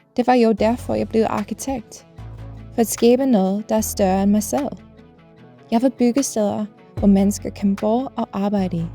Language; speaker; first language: Danish; non-native, fluent; English